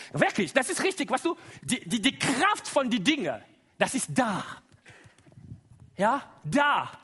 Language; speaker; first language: German; non-native, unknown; Lingala